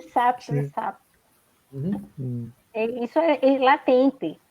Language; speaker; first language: Portuguese; non-native, fluent; Spanish